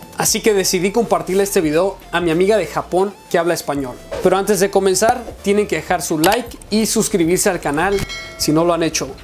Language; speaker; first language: Spanish; native; Spanish